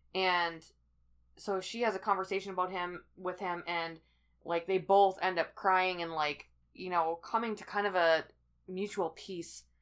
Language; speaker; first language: English; native; English